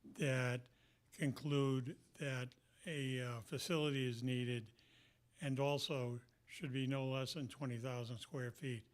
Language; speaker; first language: English; native; English